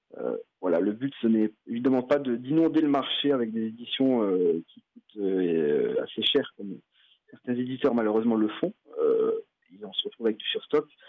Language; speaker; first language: French; native; French